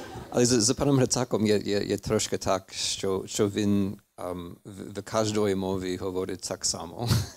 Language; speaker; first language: Ukrainian; non-native, fluent; English